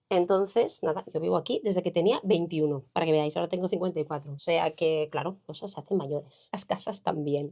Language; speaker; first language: Spanish; native; Spanish